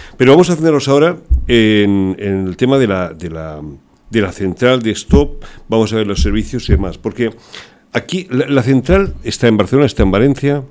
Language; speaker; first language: Spanish; early bilingual, heritage; Spanish